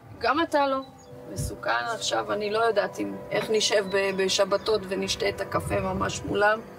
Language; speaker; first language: Hebrew; native; Hebrew